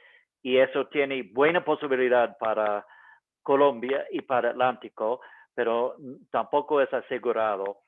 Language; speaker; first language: Spanish; non-native, fluent; English